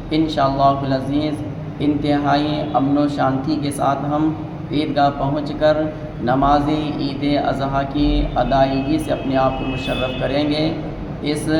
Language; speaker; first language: Urdu; native; Urdu